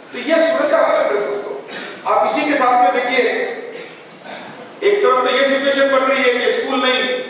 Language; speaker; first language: Hindi; non-native, local second language; Urdu